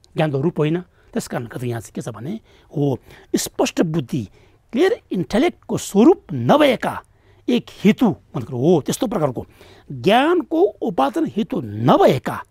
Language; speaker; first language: Nepali; non-native, local second language; Tibetan